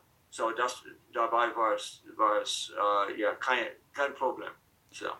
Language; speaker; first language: German; non-native, fluent; English